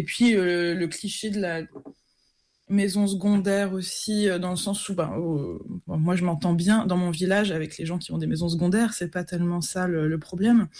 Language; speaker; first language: French; native; French